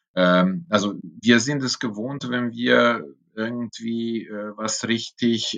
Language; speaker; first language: German; non-native, fluent; Hungarian